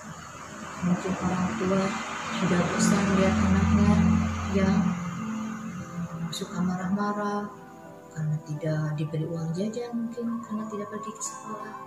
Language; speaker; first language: Indonesian; native; Indonesian